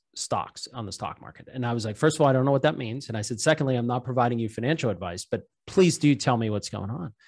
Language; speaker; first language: English; native; English